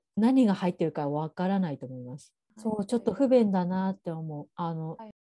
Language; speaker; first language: Japanese; native; Japanese